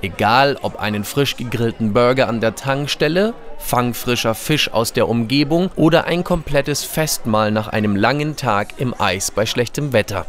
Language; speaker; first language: German; native; German